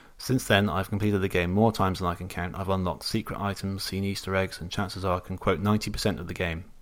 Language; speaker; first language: English; native; English